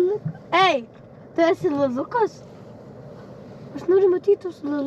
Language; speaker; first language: Lithuanian; early bilingual, heritage; Lithuanian